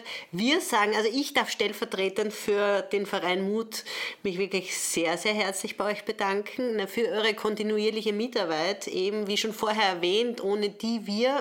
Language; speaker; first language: German; native; German